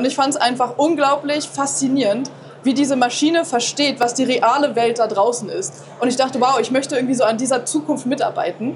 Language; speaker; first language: German; native; German